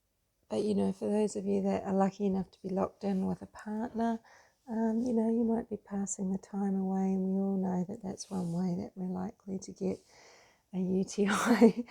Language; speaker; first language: English; native; English